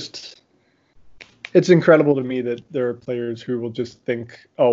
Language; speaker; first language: English; native; English